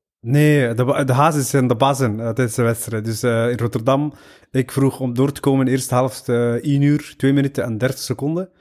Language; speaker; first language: Dutch; early bilingual, other home language; Somali